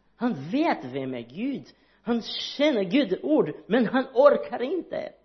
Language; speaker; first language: Swedish; non-native, learner; Portuguese